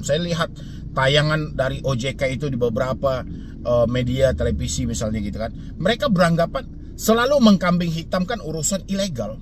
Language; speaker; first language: Indonesian; native; Indonesian